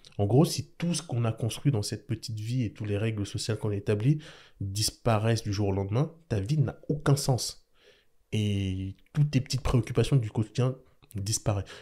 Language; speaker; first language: French; early bilingual, other home language; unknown